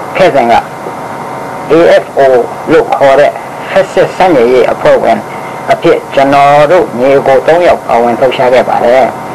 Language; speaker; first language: Burmese; non-native, local second language; Mon